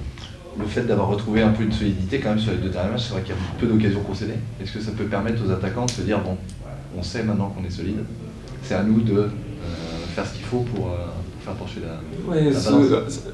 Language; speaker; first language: French; native; French